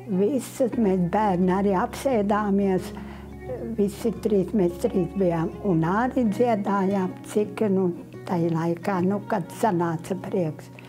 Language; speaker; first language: Latvian; native; Latvian